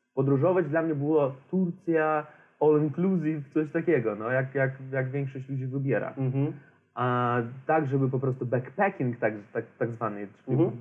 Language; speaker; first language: Polish; non-native, fluent; Romanian